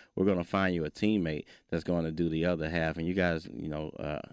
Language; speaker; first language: English; native; English